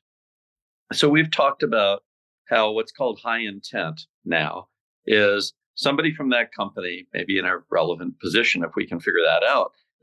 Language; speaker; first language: English; native; English